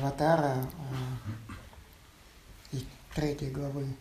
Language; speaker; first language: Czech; non-native, learner; Russian